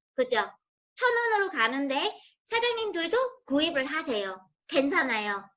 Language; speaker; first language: Korean; non-native, fluent; Vietnamese